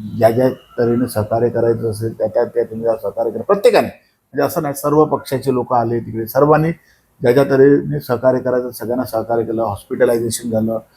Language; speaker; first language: Marathi; native; Marathi